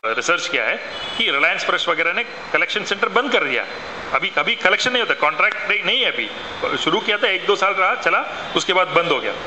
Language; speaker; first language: Hindi; non-native, local second language; Malayalam